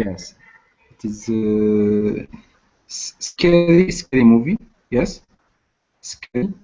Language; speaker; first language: English; non-native, learner; Arabic